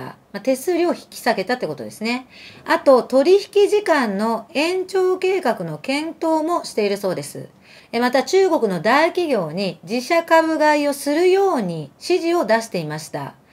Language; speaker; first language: Japanese; early bilingual, other home language; Arabic